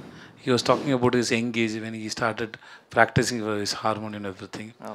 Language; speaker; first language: Telugu; non-native, learner; Tamil